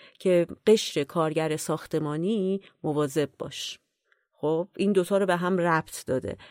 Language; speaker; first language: Persian; native; Persian